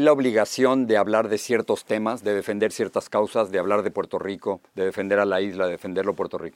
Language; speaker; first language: Spanish; native; Spanish